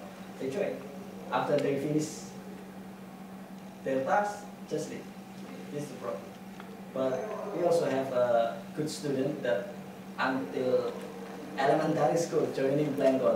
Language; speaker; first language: English; non-native, fluent; Indonesian